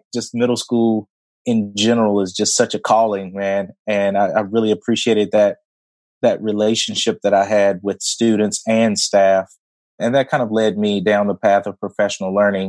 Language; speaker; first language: English; native; English